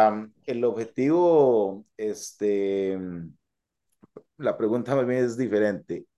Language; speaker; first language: Spanish; native; Spanish